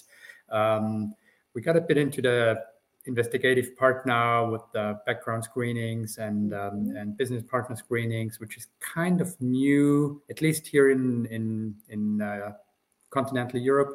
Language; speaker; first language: English; non-native, fluent; German